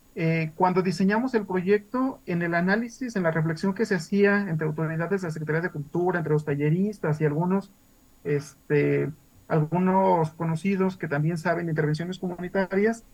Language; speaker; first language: Spanish; native; Spanish